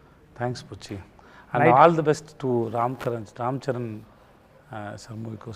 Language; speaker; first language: Telugu; non-native, learner; Tamil